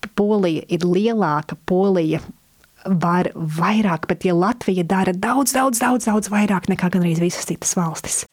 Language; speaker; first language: Latvian; early bilingual, heritage; Latvian